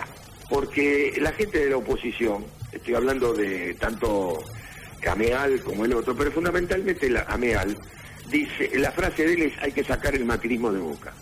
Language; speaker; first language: Spanish; native; Spanish